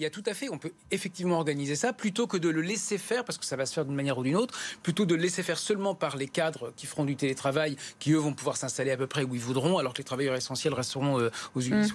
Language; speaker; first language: French; native; French